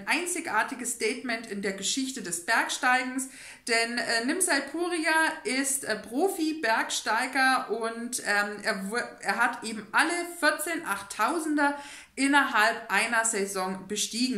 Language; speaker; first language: German; native; German